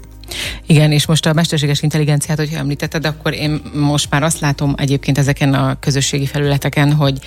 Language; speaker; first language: Hungarian; native; Hungarian